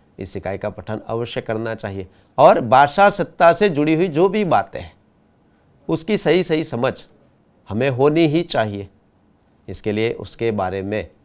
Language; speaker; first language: Hindi; non-native, local second language; Gujarati